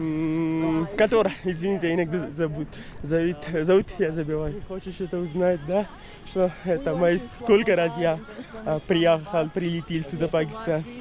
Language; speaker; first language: Russian; non-native, learner; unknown